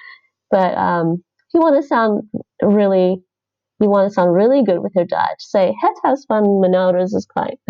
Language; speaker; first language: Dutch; non-native, learner; English